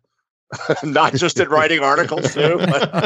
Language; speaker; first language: English; native; English